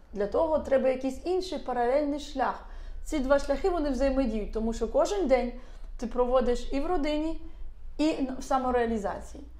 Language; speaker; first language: Ukrainian; non-native, local second language; Russian